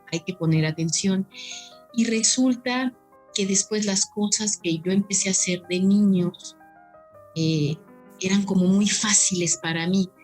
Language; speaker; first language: Spanish; native; Spanish